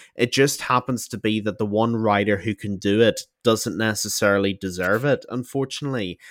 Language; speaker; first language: English; native; English